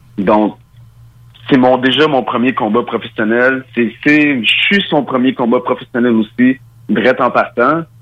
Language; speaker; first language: French; early bilingual, other home language; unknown